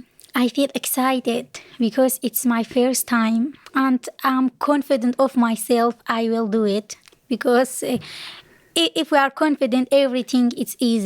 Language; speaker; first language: English; non-native, learner; Kurdish